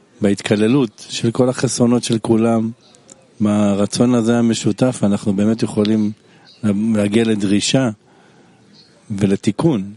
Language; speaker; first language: Hebrew; non-native, fluent; Hungarian